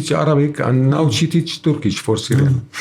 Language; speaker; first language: English; non-native, learner; Arabic